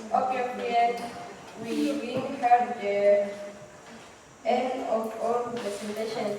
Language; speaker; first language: English; non-native, learner; Indonesian